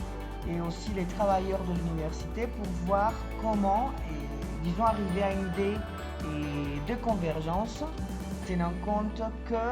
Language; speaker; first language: French; non-native, fluent; Spanish